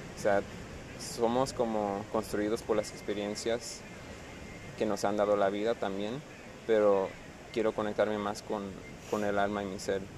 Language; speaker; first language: Spanish; early bilingual, heritage; Spanish